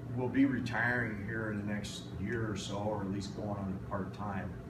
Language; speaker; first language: English; native; English